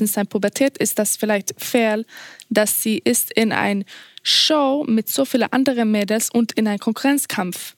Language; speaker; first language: German; non-native, fluent; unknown